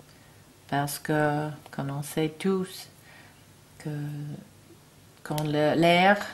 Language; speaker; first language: French; non-native, learner; English